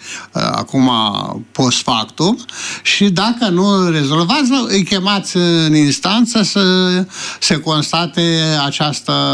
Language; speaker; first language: Romanian; native; Romanian